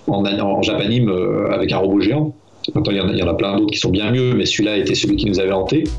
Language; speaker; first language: French; native; French